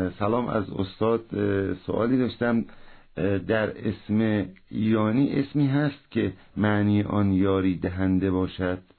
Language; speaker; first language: Persian; native; Persian